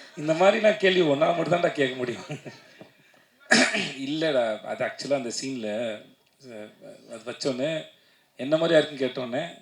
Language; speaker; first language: Tamil; native; Tamil